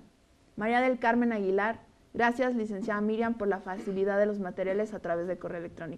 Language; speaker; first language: Spanish; native; Spanish